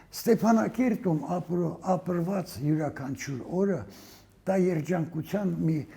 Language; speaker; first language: Armenian; native; Armenian